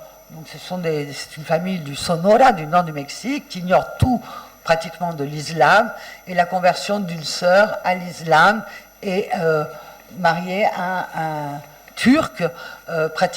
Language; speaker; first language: French; native; French